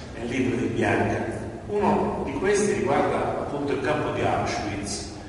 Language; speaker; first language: Italian; native; Italian